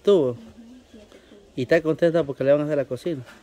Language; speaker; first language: Spanish; native; Spanish